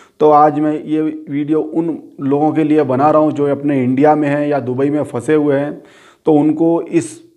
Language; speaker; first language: Hindi; native; Hindi